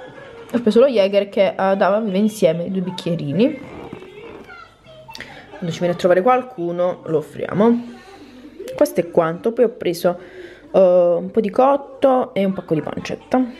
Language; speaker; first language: Italian; native; Italian